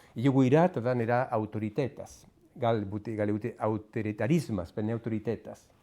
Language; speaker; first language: Lithuanian; non-native, fluent; Spanish